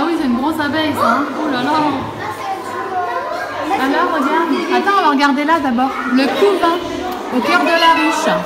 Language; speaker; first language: French; native; French